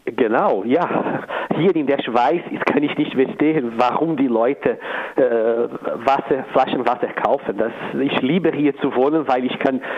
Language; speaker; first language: German; non-native, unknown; Portuguese